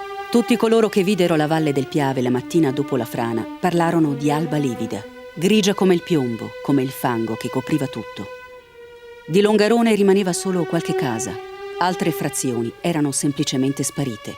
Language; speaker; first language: Italian; native; Italian